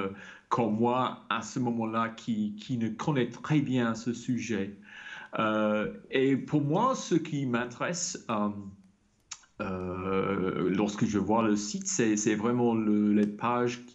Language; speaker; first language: French; non-native, fluent; English